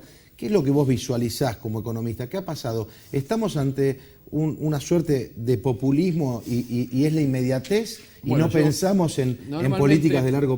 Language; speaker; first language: Spanish; native; Spanish